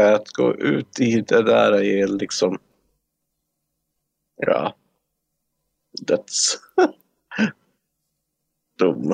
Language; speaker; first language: Swedish; non-native, fluent; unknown